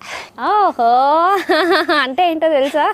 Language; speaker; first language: Telugu; native; Telugu